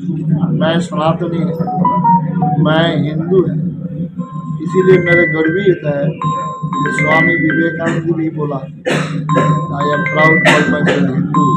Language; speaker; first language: Hindi; non-native, local second language; Bangla